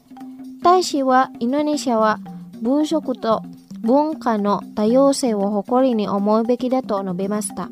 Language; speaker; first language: Japanese; non-native, fluent; Indonesian